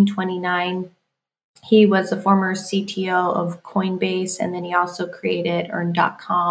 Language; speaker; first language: English; native; English